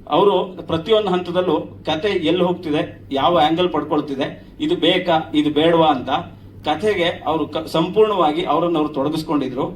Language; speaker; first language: Kannada; native; Kannada